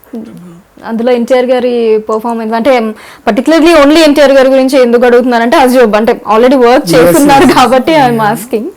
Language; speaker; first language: Telugu; native; Telugu